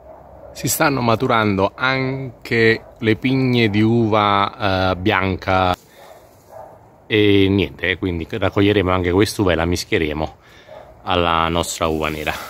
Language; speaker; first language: Italian; native; Italian